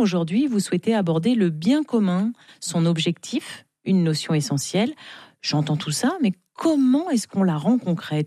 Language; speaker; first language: French; native; French